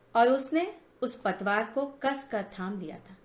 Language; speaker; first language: Hindi; native; Hindi